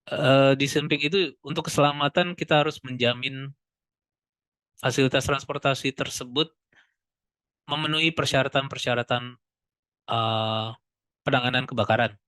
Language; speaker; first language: Indonesian; native; Indonesian